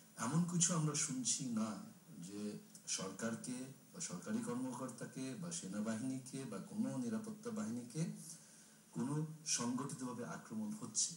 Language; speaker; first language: Bangla; non-native, local second language; Chakma